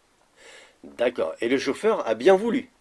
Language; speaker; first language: French; native; French